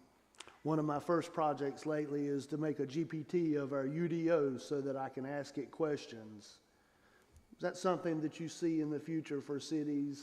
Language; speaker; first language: English; native; English